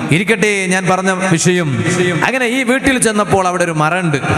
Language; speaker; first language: Malayalam; non-native, local second language; Kannada